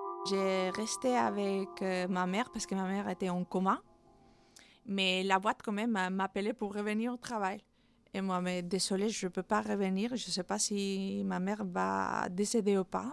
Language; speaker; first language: French; non-native, fluent; Spanish